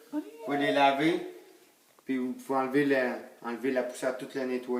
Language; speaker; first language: French; native; French